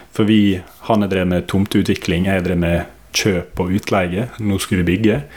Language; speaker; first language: Norwegian; native; Norwegian